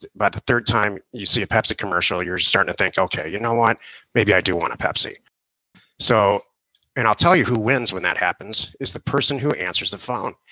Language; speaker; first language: English; native; English